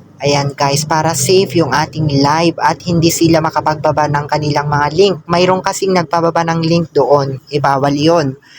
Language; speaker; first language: Filipino; non-native, local second language; Cebuano